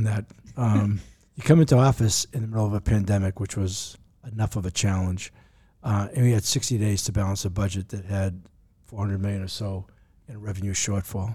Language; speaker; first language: English; native; English